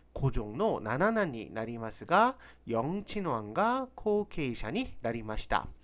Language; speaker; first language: Japanese; non-native, fluent; Korean